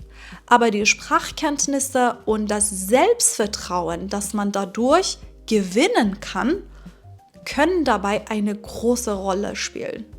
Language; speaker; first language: German; non-native, fluent; Persian